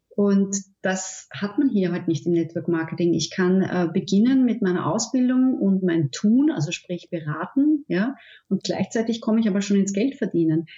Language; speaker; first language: German; native; German